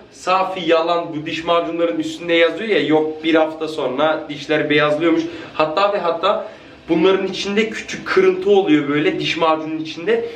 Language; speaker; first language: Turkish; early bilingual, heritage; Turkish